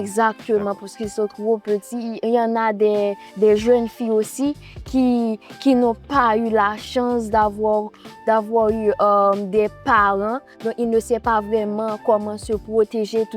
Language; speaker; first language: French; non-native, local second language; Haitian Creole